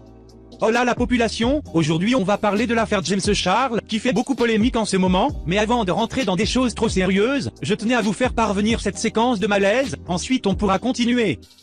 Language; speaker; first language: French; native; French